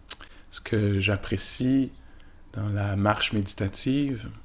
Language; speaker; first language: French; native; French